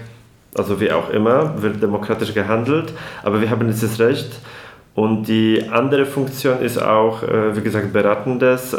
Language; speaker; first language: German; non-native, fluent; Polish